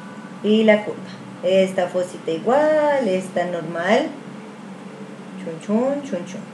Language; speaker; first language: Spanish; native; Spanish